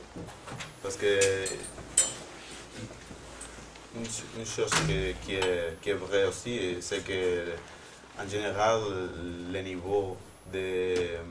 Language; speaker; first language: French; non-native, fluent; Spanish